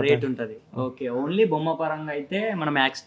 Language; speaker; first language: Telugu; native; Telugu